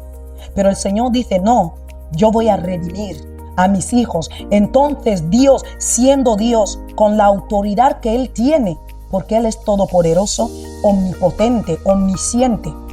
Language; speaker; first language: Spanish; non-native, local second language; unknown